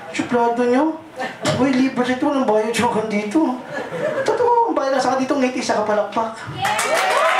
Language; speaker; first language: Filipino; non-native, local second language; Cebuano